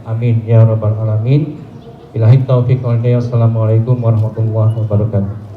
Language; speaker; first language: Indonesian; native; Indonesian